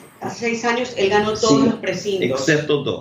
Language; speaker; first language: Spanish; non-native, learner; English